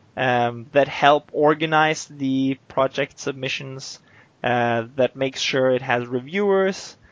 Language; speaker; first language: English; non-native, fluent; Norwegian